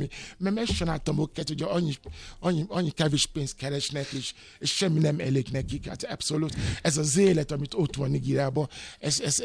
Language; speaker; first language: Hungarian; non-native, learner; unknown